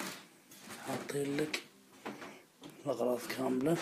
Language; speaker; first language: Arabic; native; Arabic